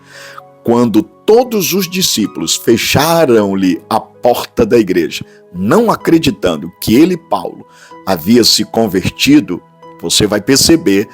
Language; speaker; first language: Portuguese; native; Portuguese